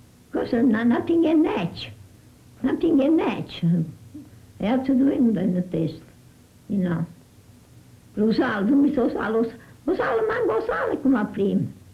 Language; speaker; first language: English; non-native, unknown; Italian